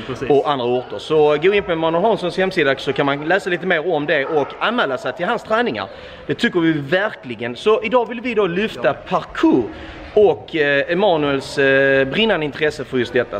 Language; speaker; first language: Swedish; native; Swedish